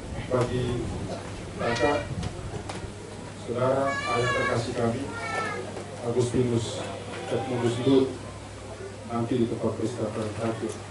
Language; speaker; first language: Indonesian; native; Indonesian